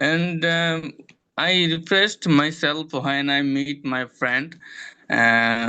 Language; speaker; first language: English; non-native, learner; Bangla